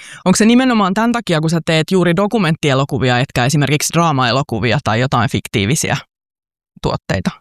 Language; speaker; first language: Finnish; native; Finnish